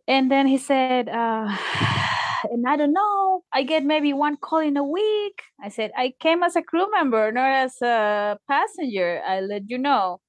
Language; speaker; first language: English; non-native, fluent; Spanish